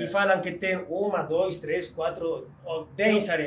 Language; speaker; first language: Portuguese; non-native, fluent; Spanish